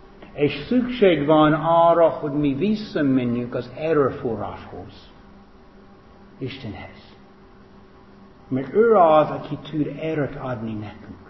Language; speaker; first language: Hungarian; non-native, fluent; English